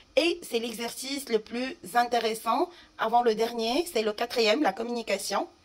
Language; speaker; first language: French; non-native, fluent; Arabic